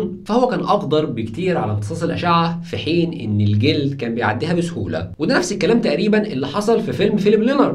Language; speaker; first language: Arabic; native; Arabic